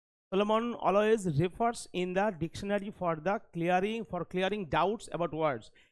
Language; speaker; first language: English; non-native, local second language; Bangla